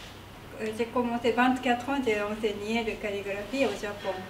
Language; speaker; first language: French; non-native, learner; Japanese